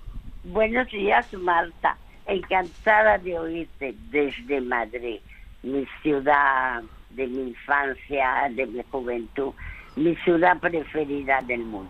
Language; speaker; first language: Spanish; early bilingual, other home language; French